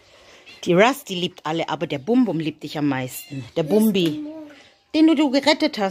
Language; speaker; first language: German; native; German